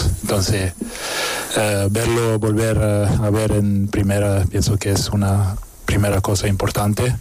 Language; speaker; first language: Spanish; non-native, fluent; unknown